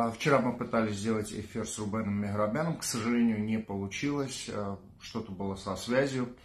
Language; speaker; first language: Russian; non-native, local second language; Armenian